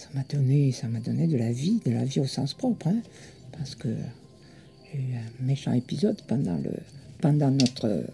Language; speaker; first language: French; early bilingual, other home language; Italian